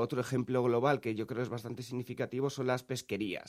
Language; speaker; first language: Spanish; native; Spanish